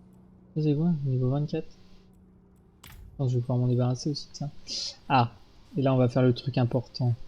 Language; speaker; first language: French; native; French